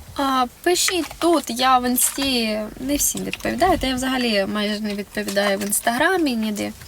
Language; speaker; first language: Ukrainian; non-native, local second language; Russian